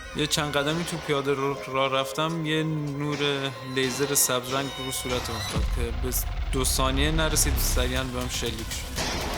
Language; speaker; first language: Persian; non-native, local second language; Southern Kurdish